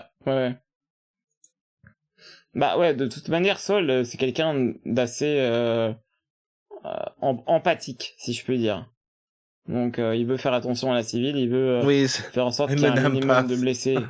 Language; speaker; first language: French; native; French